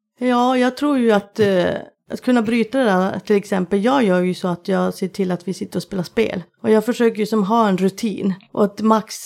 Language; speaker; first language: Swedish; early bilingual, other home language; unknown